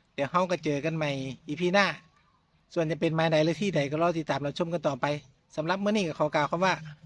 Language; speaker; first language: Thai; non-native, local second language; Northeastern Thai